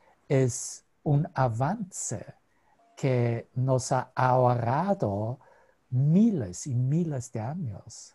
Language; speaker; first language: Spanish; non-native, fluent; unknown